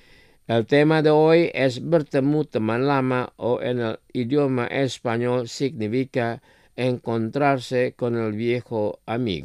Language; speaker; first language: Spanish; non-native, fluent; Indonesian